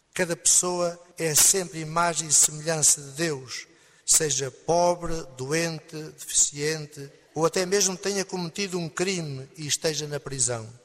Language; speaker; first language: Portuguese; native; Portuguese